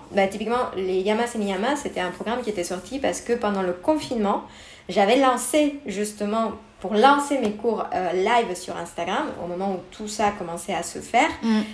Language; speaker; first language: French; non-native, fluent; Spanish